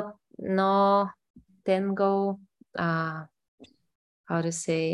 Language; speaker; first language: Spanish; non-native, learner; English